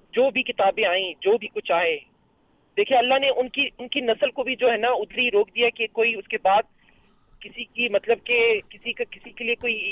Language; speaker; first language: Urdu; early bilingual, heritage; Urdu